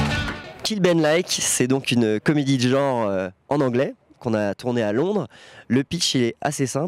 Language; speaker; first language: French; native; French